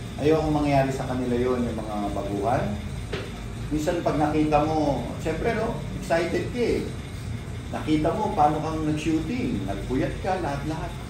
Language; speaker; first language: Filipino; native; Filipino